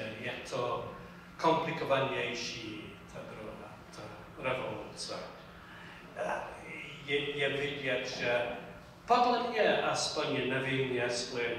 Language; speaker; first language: Czech; non-native, fluent; English